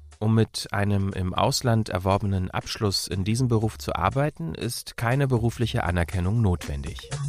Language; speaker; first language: German; native; German